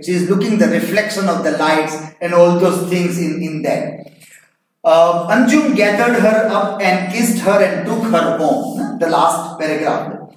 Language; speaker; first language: English; non-native, local second language; Gujarati